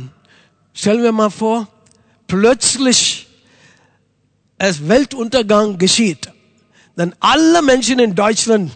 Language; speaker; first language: German; non-native, fluent; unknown